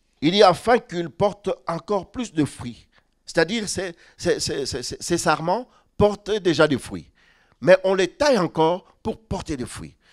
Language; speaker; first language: French; non-native, local second language; Lingala